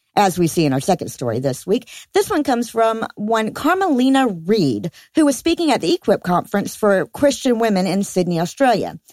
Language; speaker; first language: English; native; English